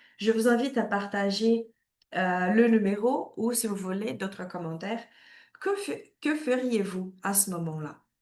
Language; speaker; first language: French; non-native, fluent; Portuguese